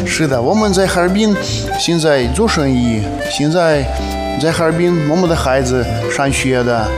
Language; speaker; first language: Chinese; non-native, learner; Russian